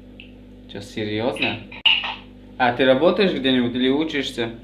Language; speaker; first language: Russian; non-native, local second language; Tajik